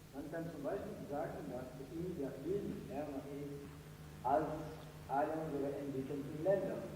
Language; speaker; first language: German; non-native, fluent; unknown